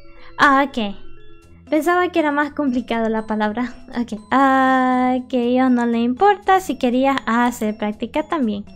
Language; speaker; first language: Spanish; early bilingual, heritage; Spanish